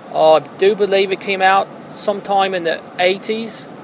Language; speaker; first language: English; native; English